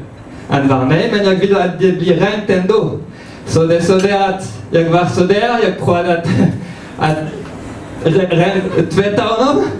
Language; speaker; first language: Swedish; non-native, fluent; French